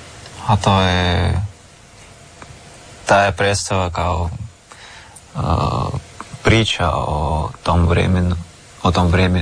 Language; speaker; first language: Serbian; non-native, learner; Russian